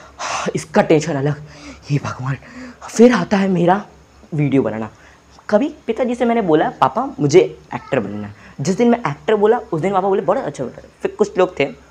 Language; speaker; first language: Hindi; native; Hindi